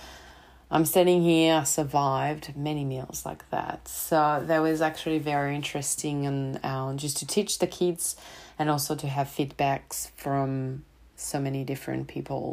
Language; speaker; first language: English; non-native, fluent; French